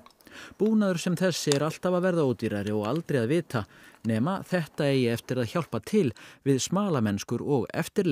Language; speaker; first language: Icelandic; native; Icelandic